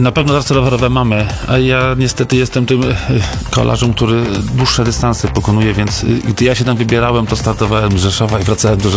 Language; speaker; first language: Polish; native; Polish